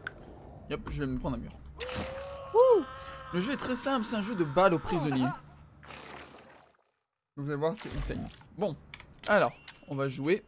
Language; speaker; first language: French; native; French